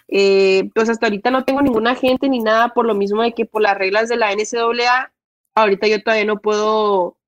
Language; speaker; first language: Spanish; native; Spanish